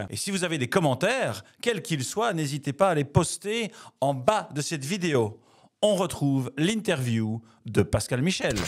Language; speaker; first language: French; native; French